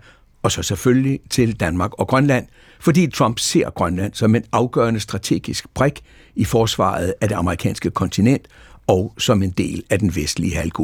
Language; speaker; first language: Danish; native; Danish